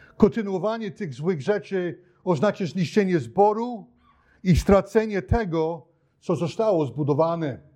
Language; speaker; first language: Polish; non-native, fluent; English